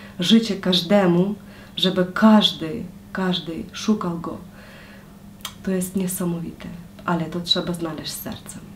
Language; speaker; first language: Polish; non-native, learner; Ukrainian